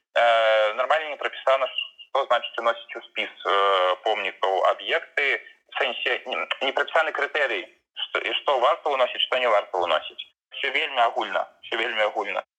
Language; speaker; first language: Belarusian; native; Belarusian